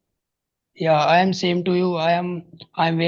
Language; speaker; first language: English; non-native, learner; Hindi